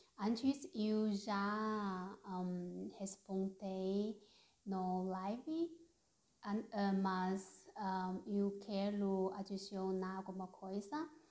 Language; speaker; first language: Portuguese; non-native, learner; Chinese